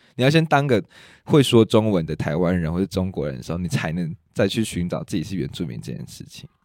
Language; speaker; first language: Chinese; native; Chinese